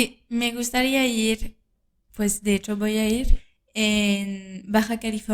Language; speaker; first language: Spanish; non-native, fluent; French